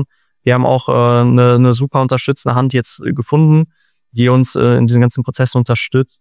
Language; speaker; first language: German; native; German